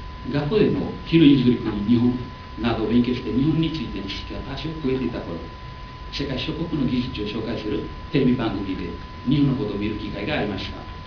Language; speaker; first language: Japanese; non-native, fluent; Nepali